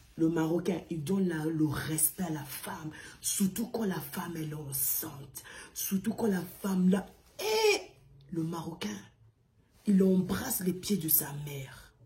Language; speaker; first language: French; non-native, local second language; Arabic